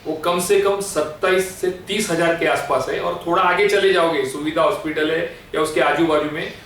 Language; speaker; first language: Hindi; non-native, local second language; Marathi